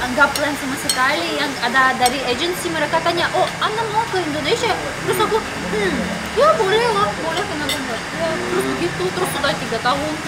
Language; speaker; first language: Indonesian; non-native, learner; Russian